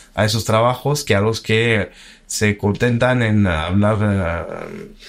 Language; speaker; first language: Spanish; early bilingual, heritage; French